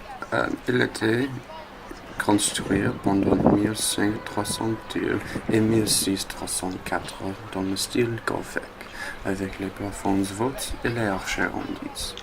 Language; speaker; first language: French; non-native, learner; English